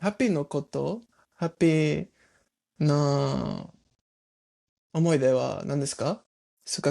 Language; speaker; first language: Japanese; non-native, learner; English